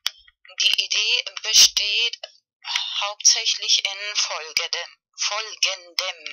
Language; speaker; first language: German; non-native, learner; Spanish